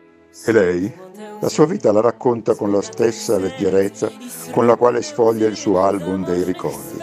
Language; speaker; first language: Italian; native; Italian